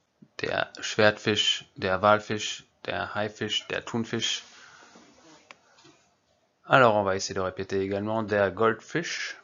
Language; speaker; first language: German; non-native, fluent; French